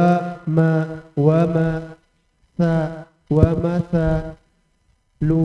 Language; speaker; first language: Arabic; non-native, learner; Indonesian